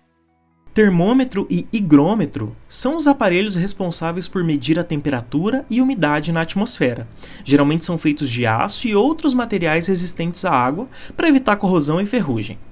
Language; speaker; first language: Portuguese; native; Portuguese